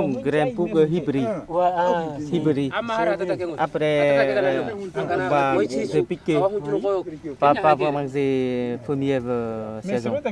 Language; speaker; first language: French; non-native, learner; Vietnamese